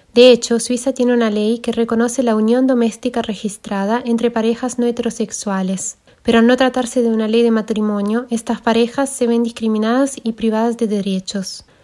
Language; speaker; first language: Spanish; non-native, fluent; German